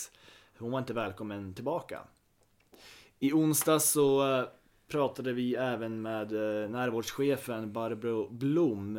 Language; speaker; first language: Swedish; native; Swedish